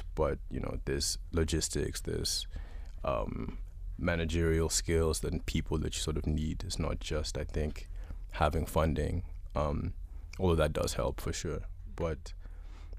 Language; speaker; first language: English; non-native, local second language; Ganda